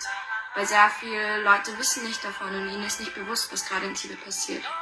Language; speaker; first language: German; early bilingual, other home language; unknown